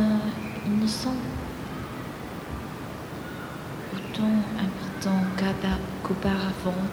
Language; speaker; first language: French; non-native, fluent; Greek